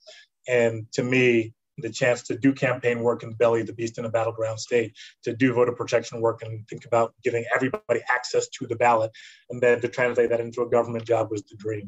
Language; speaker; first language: English; native; English